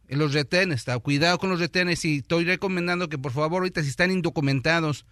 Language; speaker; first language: Spanish; early bilingual, heritage; Spanish